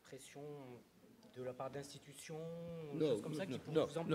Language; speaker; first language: French; native; French